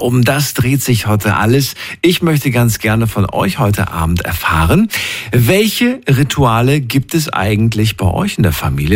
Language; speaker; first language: German; native; German